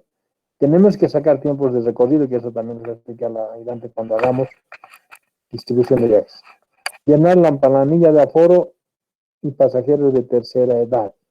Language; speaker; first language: Spanish; native; Spanish